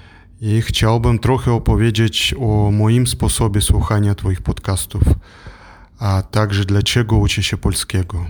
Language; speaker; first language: Polish; non-native, learner; German